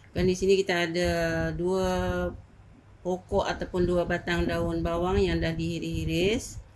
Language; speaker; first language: Malay; native; Malay